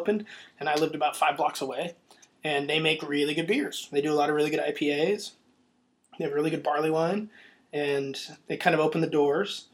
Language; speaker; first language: English; native; English